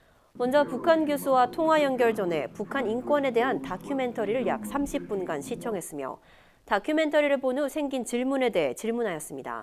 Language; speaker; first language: Korean; native; Korean